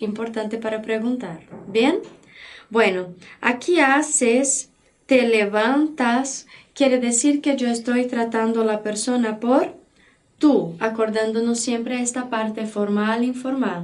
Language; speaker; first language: Spanish; non-native, fluent; Portuguese